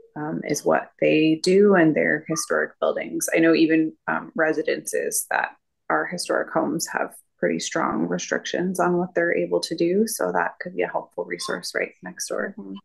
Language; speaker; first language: English; native; English